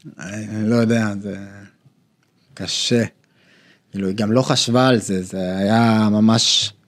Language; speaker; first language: Hebrew; early bilingual, other home language; Amharic